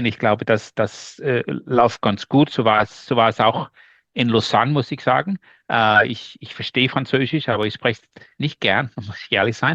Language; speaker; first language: German; non-native, learner; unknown